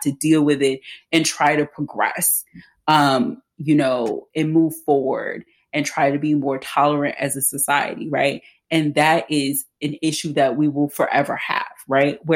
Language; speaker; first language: English; native; English